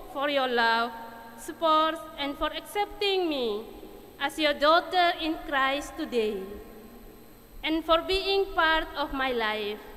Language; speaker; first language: English; non-native, fluent; Indonesian